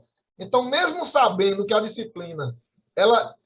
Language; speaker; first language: Portuguese; native; Portuguese